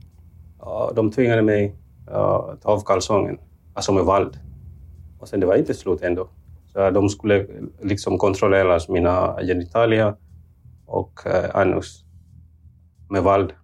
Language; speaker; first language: Swedish; non-native, fluent; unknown